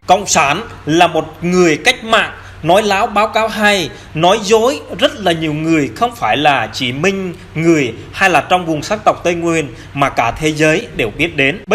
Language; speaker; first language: Vietnamese; non-native, local second language; Jarai